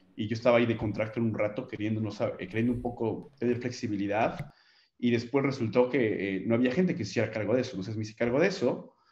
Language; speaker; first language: Spanish; native; Spanish